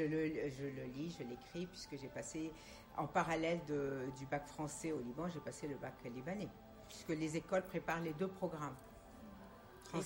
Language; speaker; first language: French; non-native, local second language; Armenian